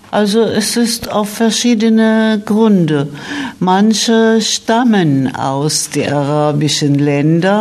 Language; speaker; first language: German; non-native, fluent; Arabic